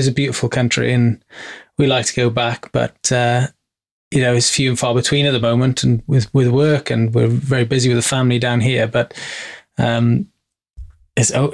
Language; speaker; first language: English; native; English